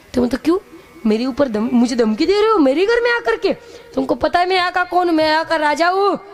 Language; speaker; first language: Hindi; non-native, local second language; Marathi